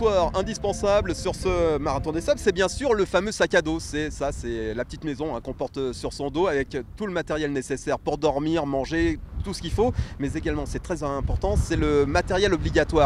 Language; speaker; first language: French; native; French